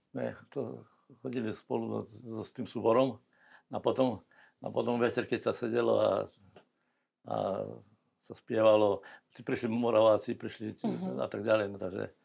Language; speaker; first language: Slovak; non-native, local second language; Rusyn